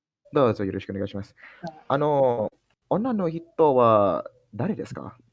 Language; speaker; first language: Japanese; non-native, learner; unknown